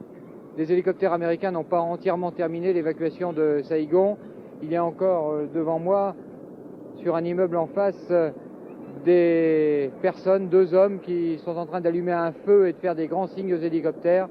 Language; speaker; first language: French; native; French